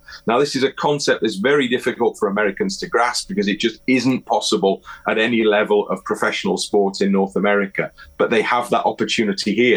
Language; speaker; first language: English; native; English